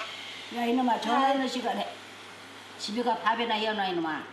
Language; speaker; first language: Korean; native; Korean